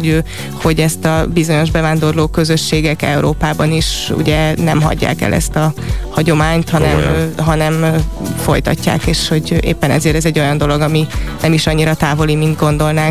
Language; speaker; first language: Hungarian; native; Hungarian